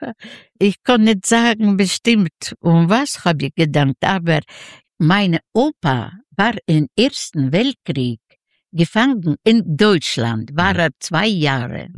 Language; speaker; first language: German; non-native, learner; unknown